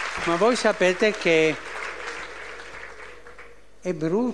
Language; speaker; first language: Italian; early bilingual, heritage; Spanish